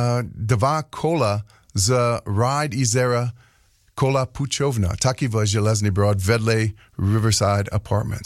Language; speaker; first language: Czech; non-native, learner; English